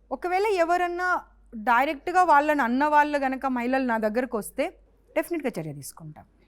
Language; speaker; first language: Telugu; native; Telugu